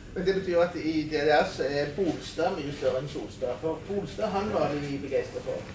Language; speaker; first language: Norwegian; native; Norwegian